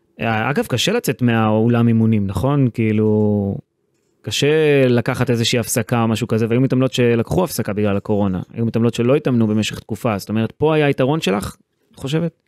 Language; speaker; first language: Hebrew; native; Hebrew